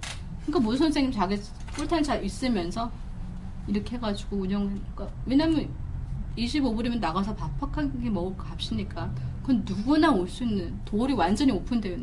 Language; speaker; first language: Korean; early bilingual, heritage; Korean